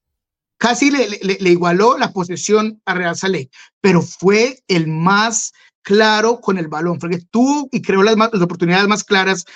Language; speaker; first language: Spanish; native; Spanish